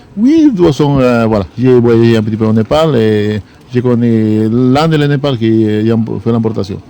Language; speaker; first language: French; non-native, fluent; Spanish